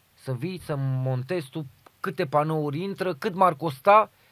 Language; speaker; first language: Romanian; native; Romanian